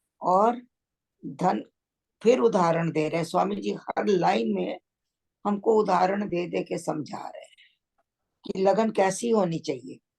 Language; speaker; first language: Hindi; native; Hindi